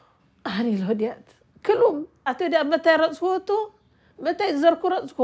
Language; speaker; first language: Hebrew; non-native, learner; Amharic